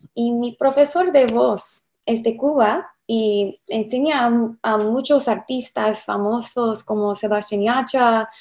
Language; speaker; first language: Spanish; non-native, learner; English